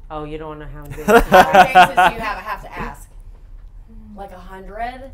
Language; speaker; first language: English; native; English